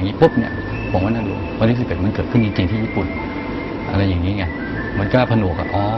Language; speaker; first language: Thai; native; Thai